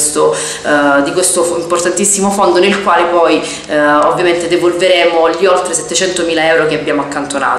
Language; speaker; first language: Italian; native; Italian